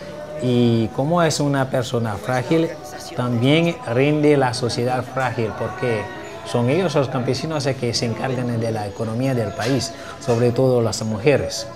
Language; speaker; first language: Spanish; non-native, fluent; Haitian Creole